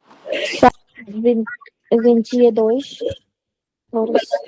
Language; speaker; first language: Portuguese; non-native, learner; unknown